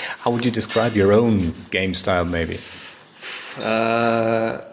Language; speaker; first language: English; non-native, fluent; German